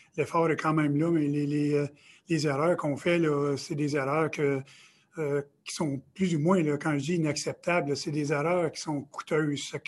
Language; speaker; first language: French; native; French